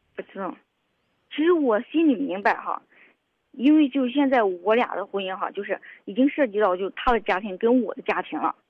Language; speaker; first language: Chinese; native; Chinese